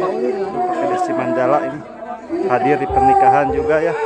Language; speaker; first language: Indonesian; non-native, local second language; Sundanese